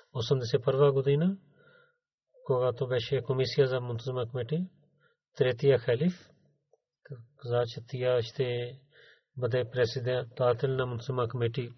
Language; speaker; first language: Bulgarian; non-native, learner; Urdu